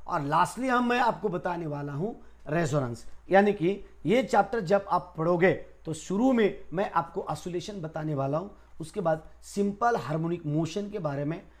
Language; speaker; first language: Hindi; non-native, local second language; Marathi